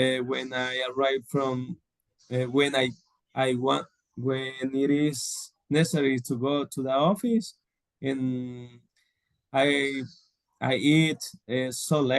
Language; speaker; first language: English; non-native, learner; Spanish